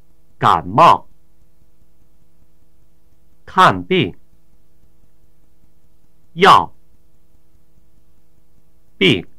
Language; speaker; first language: Chinese; native; Chinese